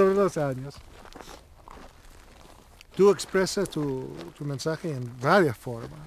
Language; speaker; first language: Spanish; non-native, learner; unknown